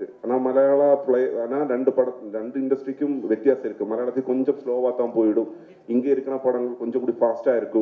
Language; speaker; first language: Tamil; non-native, learner; Malayalam